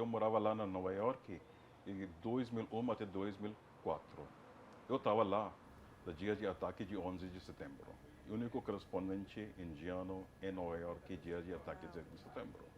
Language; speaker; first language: Portuguese; non-native, fluent; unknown